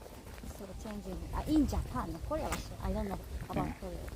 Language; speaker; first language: English; non-native, learner; Japanese